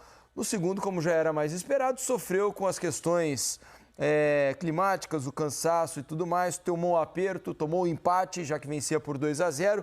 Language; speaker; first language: Portuguese; native; Portuguese